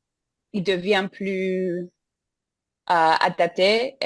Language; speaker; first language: French; non-native, fluent; English